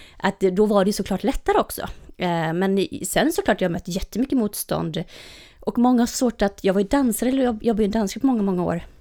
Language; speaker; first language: Swedish; native; Swedish